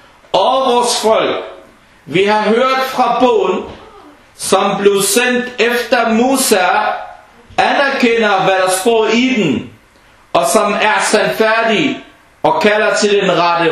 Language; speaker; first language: Danish; non-native, fluent; Arabic